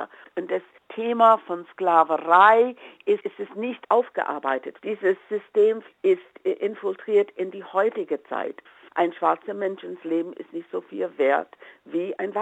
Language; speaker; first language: German; non-native, fluent; English